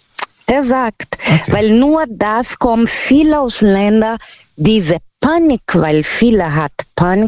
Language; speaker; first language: German; non-native, learner; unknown